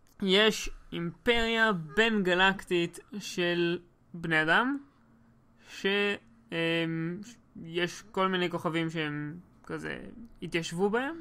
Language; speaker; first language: Hebrew; native; Hebrew